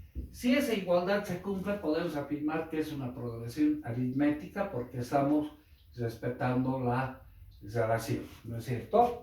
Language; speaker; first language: Spanish; native; Spanish